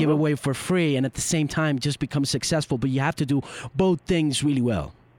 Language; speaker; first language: English; non-native, fluent; Spanish